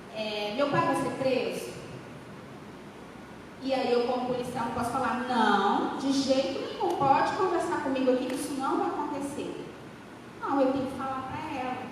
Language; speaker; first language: Portuguese; native; Portuguese